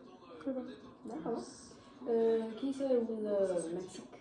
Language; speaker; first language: French; non-native, learner; Spanish